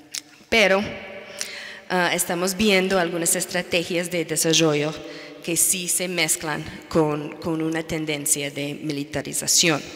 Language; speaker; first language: Spanish; non-native, fluent; English